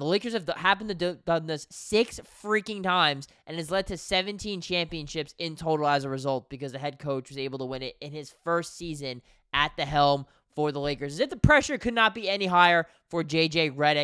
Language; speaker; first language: English; native; English